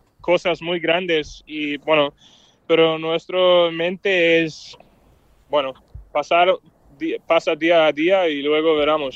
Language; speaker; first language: Spanish; non-native, fluent; Danish